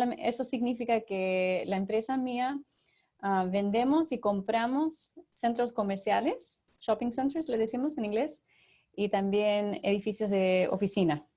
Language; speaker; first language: Spanish; early bilingual, other home language; English